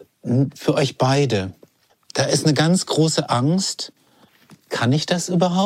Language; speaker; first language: German; native; German